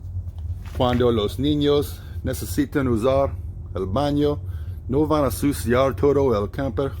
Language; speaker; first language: Spanish; non-native, fluent; English